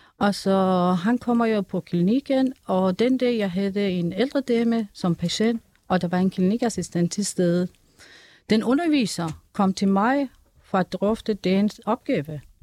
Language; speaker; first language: Danish; non-native, fluent; Persian